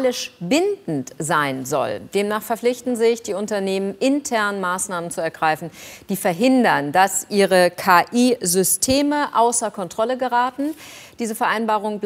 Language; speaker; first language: German; native; German